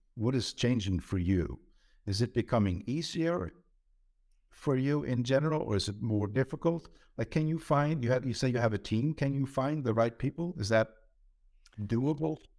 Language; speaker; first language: English; non-native, fluent; Dutch